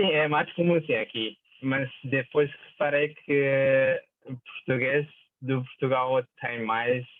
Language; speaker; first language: Portuguese; non-native, fluent; Japanese